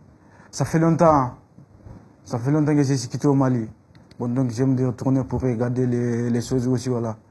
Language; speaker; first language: French; non-native, learner; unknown